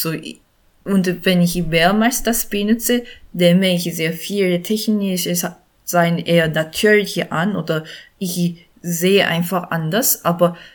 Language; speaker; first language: German; non-native, learner; Korean